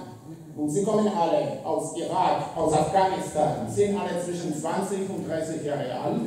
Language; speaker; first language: German; non-native, fluent; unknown